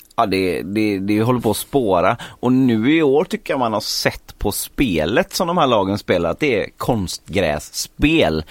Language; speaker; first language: Swedish; native; Swedish